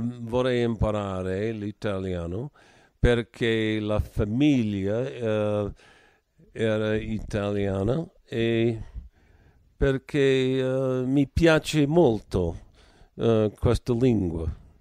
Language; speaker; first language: Italian; non-native, learner; English